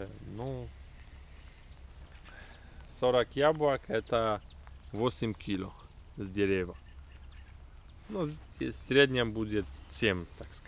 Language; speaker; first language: Russian; non-native, fluent; Polish